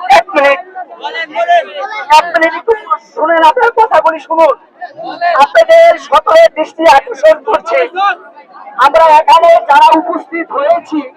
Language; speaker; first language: Bangla; native; Bangla